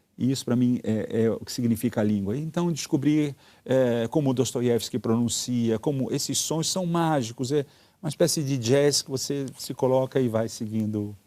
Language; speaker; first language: Portuguese; early bilingual, other home language; Italian